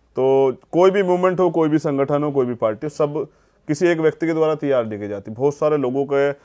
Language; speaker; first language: Hindi; native; Hindi